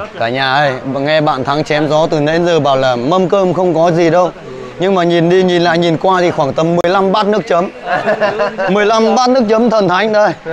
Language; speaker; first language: Vietnamese; non-native, local second language; Hmong